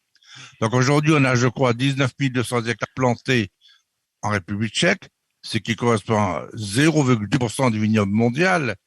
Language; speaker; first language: French; native; French